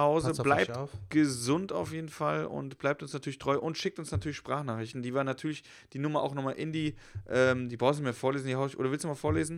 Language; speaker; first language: German; native; German